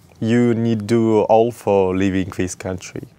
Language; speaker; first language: French; non-native, learner; Chechen